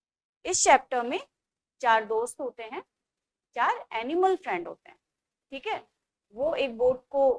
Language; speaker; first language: Hindi; native; Hindi